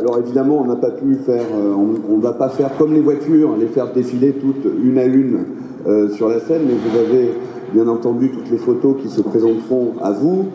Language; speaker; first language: French; native; French